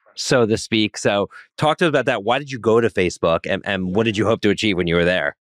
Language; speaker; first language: English; native; English